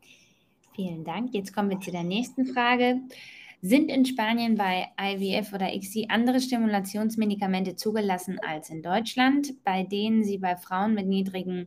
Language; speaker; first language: German; native; German